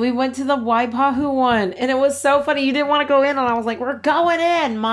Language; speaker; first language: English; native; English